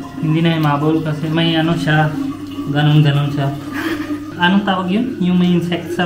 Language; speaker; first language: Filipino; non-native, learner; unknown